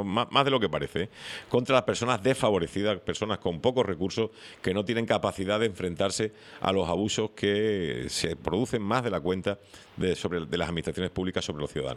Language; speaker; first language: Spanish; native; Spanish